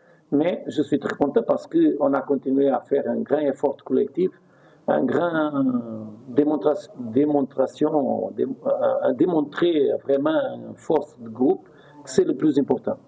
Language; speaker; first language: French; non-native, fluent; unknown